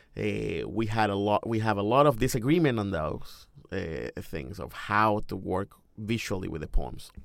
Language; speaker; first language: English; non-native, fluent; Spanish